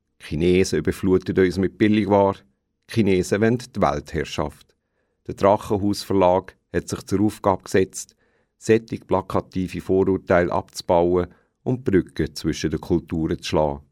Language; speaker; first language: German; native; German